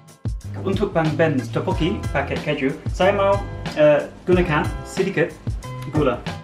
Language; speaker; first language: Indonesian; non-native, learner; English